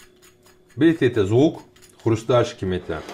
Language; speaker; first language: Russian; non-native, learner; Turkish